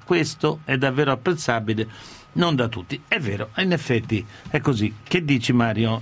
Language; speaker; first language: Italian; native; Italian